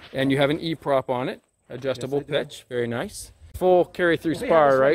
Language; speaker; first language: English; native; English